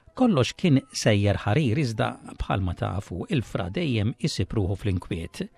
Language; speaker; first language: Maltese; native; Maltese